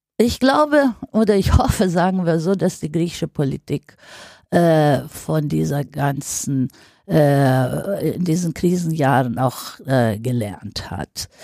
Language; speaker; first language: German; non-native, fluent; Greek